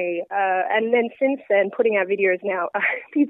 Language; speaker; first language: English; native; English